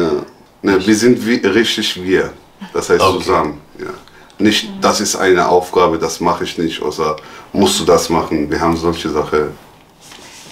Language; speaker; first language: German; non-native, fluent; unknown